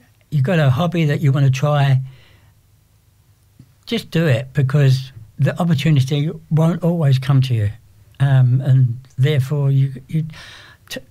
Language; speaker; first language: English; native; English